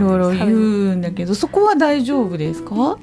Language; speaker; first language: Japanese; native; Japanese